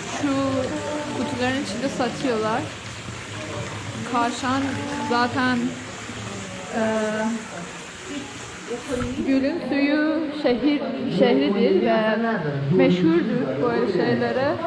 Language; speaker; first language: Turkish; non-native, learner; Persian